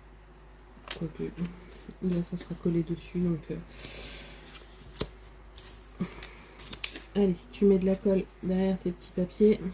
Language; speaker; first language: French; native; French